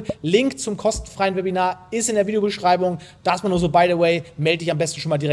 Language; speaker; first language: German; native; German